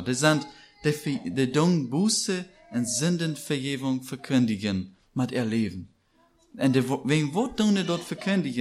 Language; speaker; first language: German; non-native, learner; Plautdietsch